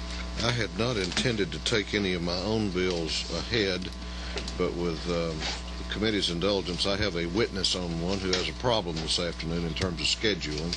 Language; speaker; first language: English; native; English